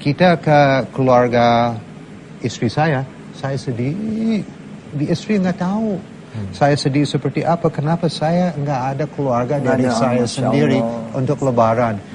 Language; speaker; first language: Indonesian; non-native, learner; English